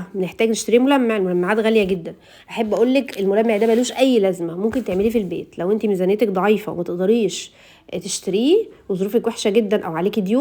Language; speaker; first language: Arabic; native; Arabic